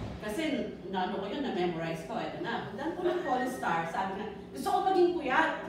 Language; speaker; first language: Filipino; non-native, local second language; Pampanga